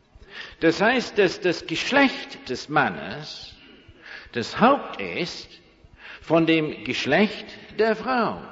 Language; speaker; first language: German; non-native, fluent; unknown